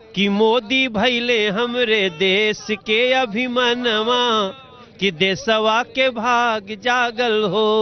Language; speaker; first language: Hindi; native; Hindi